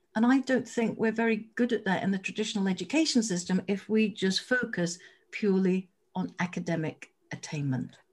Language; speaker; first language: English; native; English